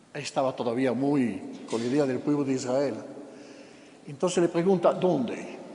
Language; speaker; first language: Spanish; non-native, fluent; Italian